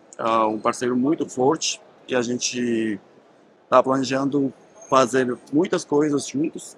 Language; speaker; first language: Portuguese; non-native, fluent; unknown